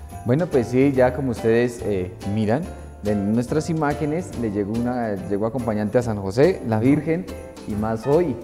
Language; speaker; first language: Spanish; native; Spanish